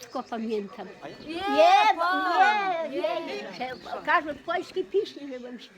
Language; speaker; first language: Polish; early bilingual, heritage; Polish